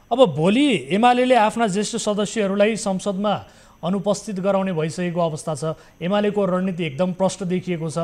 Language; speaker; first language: Nepali; native; Nepali